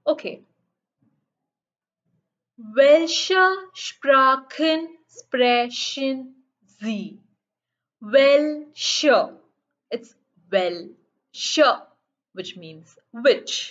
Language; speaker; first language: German; non-native, learner; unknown